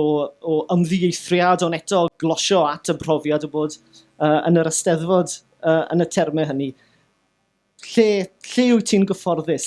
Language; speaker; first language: Welsh; native; Welsh